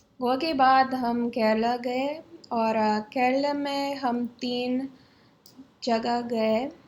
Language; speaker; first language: Hindi; non-native, learner; English